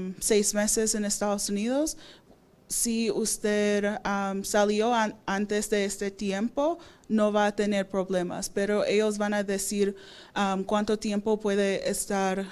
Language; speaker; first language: Spanish; non-native, fluent; English